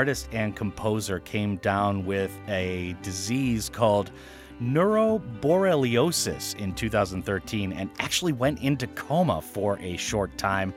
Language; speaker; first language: English; native; English